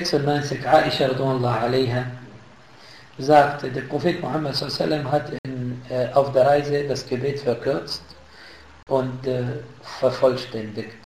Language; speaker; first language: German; non-native, fluent; Arabic